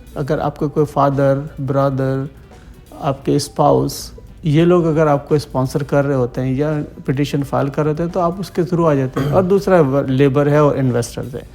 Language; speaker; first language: Urdu; native; Urdu